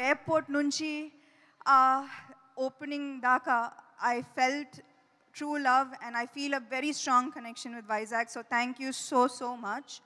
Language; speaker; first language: Telugu; non-native, fluent; Tamil